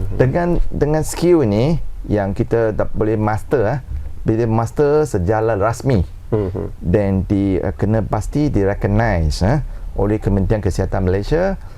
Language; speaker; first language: Malay; non-native, local second language; Chinese